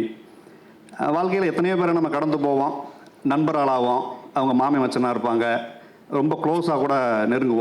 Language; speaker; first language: Tamil; native; Tamil